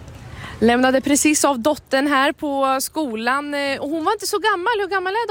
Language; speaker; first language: Swedish; native; Swedish